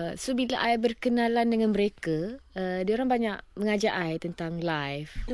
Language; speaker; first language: Malay; native; Malay